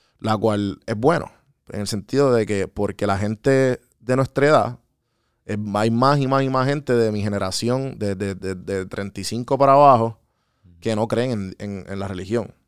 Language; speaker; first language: Spanish; native; Spanish